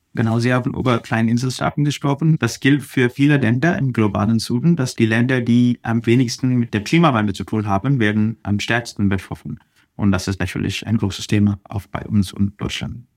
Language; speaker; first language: German; non-native, fluent; Telugu